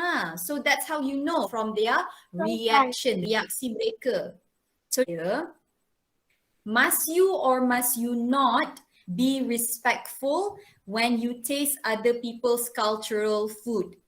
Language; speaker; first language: English; non-native, local second language; Malay